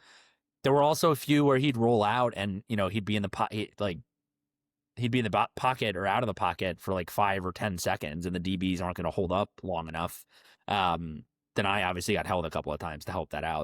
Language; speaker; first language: English; native; English